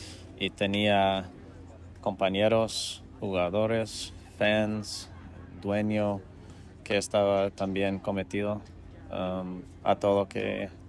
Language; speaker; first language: Spanish; non-native, fluent; English